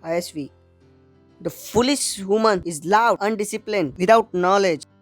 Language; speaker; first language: English; non-native, local second language; Marathi